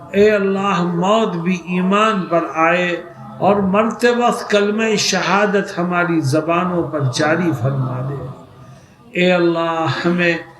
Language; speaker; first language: Urdu; native; Urdu